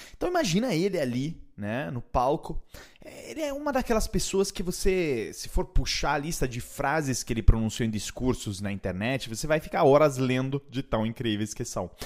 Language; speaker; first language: Portuguese; non-native, fluent; Italian